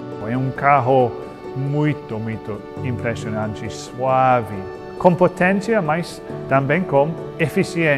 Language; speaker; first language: Portuguese; non-native, fluent; English